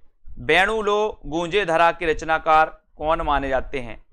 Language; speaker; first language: Hindi; native; Hindi